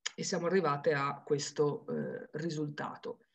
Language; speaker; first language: Italian; native; Italian